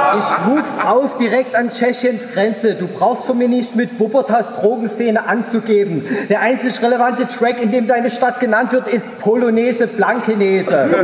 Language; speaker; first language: German; native; German